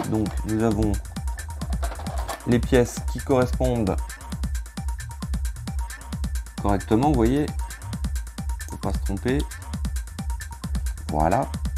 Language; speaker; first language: French; native; French